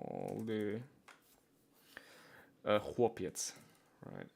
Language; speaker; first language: Polish; non-native, learner; English